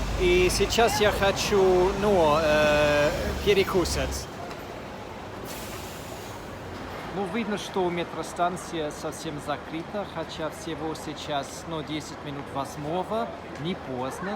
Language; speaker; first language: Russian; non-native, fluent; English